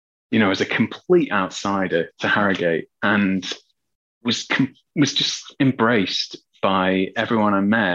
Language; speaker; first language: English; native; English